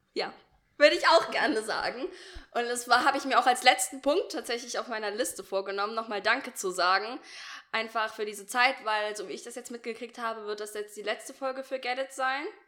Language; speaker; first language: German; native; German